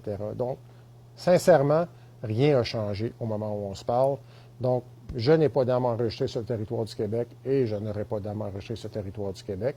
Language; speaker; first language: French; native; French